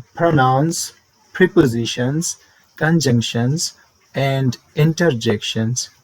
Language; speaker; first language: English; non-native, local second language; Urdu